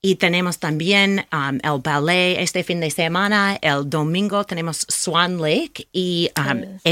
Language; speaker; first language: Spanish; non-native, learner; English